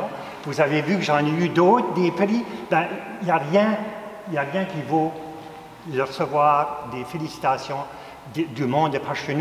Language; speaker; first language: French; native; French